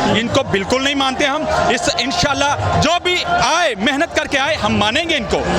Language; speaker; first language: Urdu; non-native, local second language; Punjabi